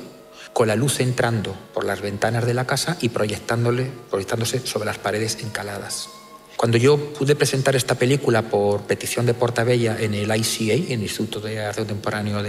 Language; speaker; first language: Spanish; native; Spanish